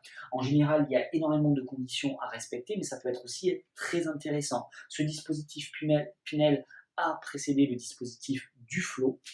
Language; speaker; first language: French; native; French